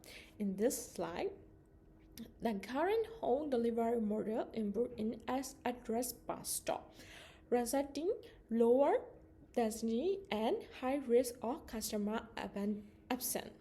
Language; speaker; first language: English; non-native, learner; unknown